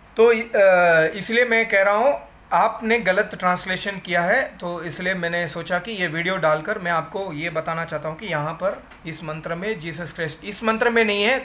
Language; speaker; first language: Hindi; non-native, local second language; Tamil